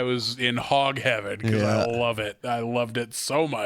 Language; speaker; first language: English; native; English